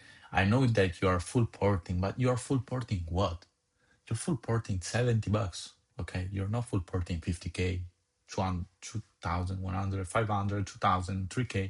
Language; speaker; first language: English; non-native, fluent; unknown